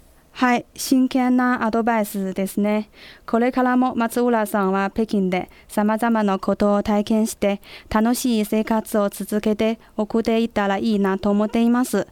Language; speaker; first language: Japanese; non-native, fluent; Chinese